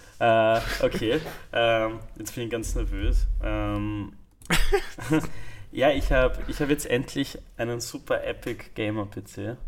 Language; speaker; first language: German; native; German